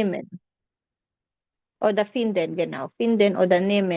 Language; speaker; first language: German; non-native, fluent; Filipino